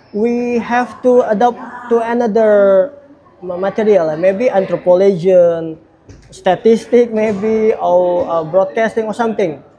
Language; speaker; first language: English; non-native, learner; Indonesian